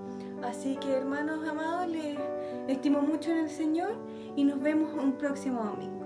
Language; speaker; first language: Spanish; native; Spanish